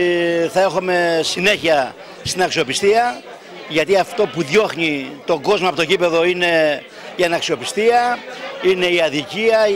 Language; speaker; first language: Greek; native; Greek